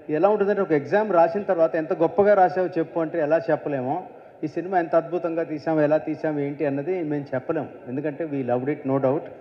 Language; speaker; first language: Telugu; native; Telugu